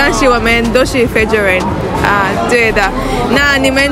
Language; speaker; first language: Chinese; non-native, learner; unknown